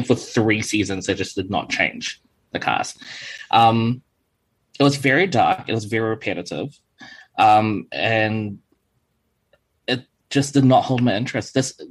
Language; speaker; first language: English; native; English